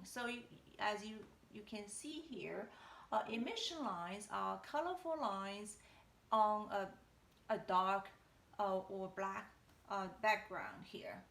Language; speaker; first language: English; non-native, fluent; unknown